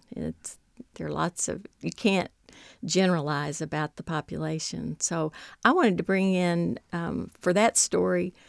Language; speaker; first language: English; native; English